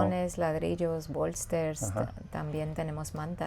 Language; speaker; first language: Spanish; non-native, fluent; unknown